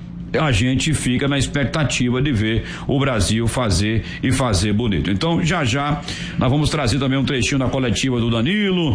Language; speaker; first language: Portuguese; native; Portuguese